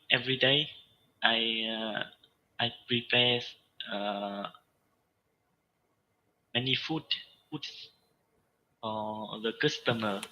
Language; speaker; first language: English; non-native, learner; Vietnamese